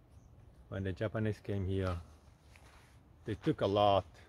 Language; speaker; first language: English; non-native, fluent; Portuguese